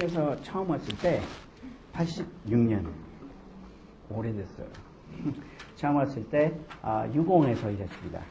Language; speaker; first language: Korean; non-native, learner; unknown